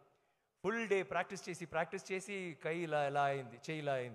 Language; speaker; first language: Telugu; non-native, learner; Tamil